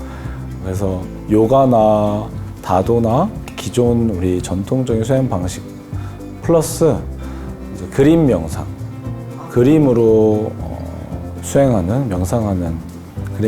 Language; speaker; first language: Korean; native; Korean